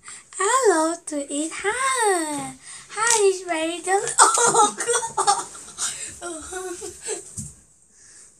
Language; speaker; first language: English; non-native, learner; Korean